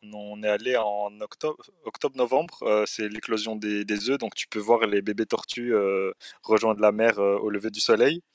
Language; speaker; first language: French; early bilingual, other home language; Arabic